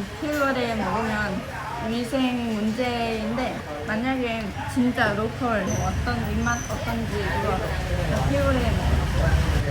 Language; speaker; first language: Korean; non-native, learner; Vietnamese